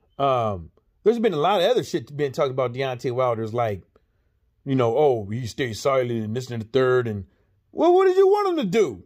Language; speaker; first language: English; native; English